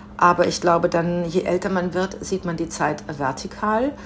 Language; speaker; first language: German; native; German